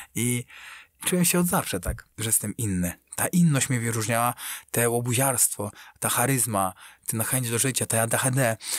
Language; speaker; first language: Polish; native; Polish